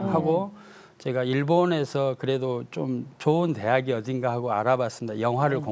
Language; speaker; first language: Korean; native; Korean